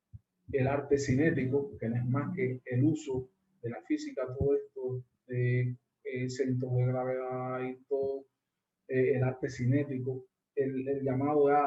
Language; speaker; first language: Spanish; native; Spanish